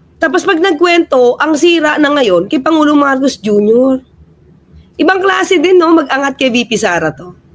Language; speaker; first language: Filipino; native; Filipino